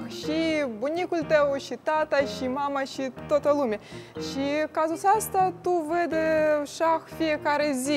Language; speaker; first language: Romanian; non-native, learner; Russian